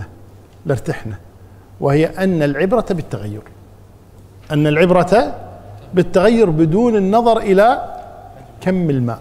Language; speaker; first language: Arabic; native; Arabic